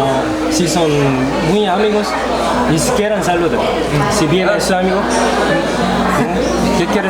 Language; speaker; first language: Spanish; non-native, fluent; Korean